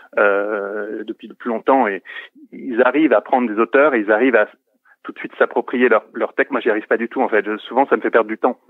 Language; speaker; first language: French; native; French